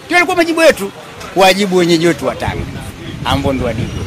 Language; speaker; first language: Swahili; non-native, local second language; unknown